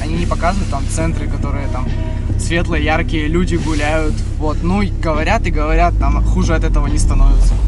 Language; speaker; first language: Russian; native; Russian